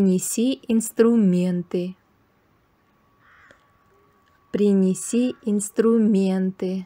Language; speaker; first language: Russian; non-native, local second language; Uzbek